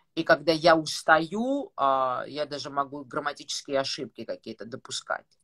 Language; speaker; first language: Russian; non-native, fluent; Georgian